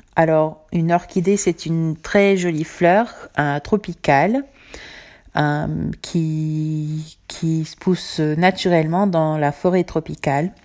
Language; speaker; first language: French; non-native, fluent; English